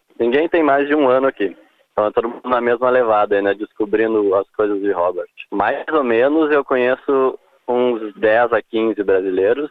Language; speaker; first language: Portuguese; native; Portuguese